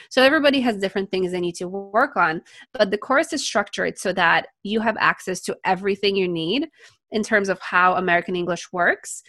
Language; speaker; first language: English; non-native, fluent; Polish